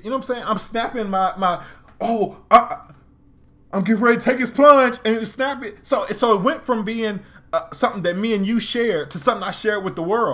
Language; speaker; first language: English; native; English